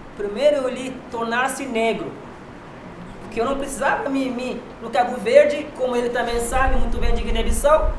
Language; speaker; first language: Portuguese; non-native, local second language; Kabuverdianu